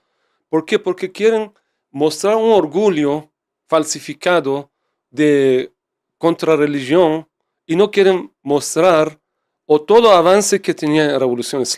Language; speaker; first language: Portuguese; non-native, fluent; Persian